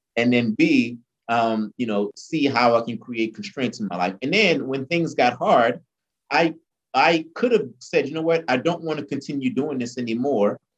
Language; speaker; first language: English; early bilingual, other home language; Haitian Creole